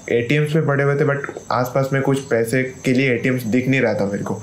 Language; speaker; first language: Hindi; non-native, local second language; Bangla